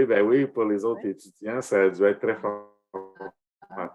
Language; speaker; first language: French; native; French